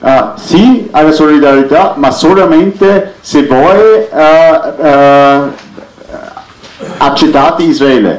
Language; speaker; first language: Italian; non-native, fluent; Arabic